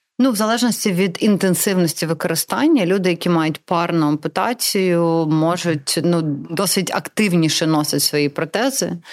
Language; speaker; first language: Ukrainian; non-native, local second language; Russian